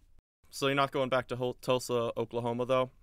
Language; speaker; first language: English; native; English